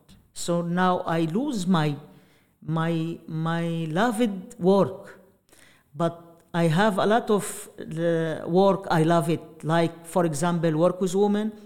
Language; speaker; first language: English; non-native, learner; Arabic